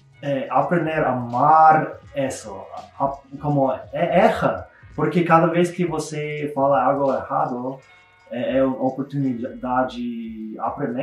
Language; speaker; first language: Portuguese; non-native, learner; English